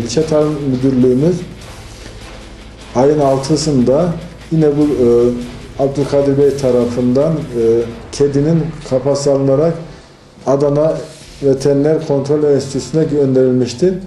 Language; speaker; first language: Turkish; native; Turkish